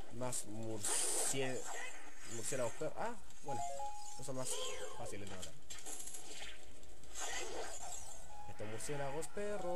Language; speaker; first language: Spanish; native; Spanish